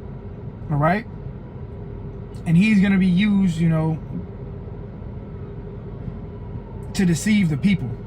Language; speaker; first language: English; native; English